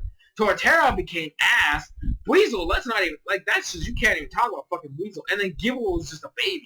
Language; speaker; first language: English; native; English